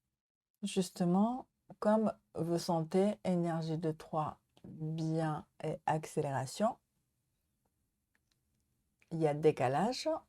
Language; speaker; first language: French; non-native, learner; Japanese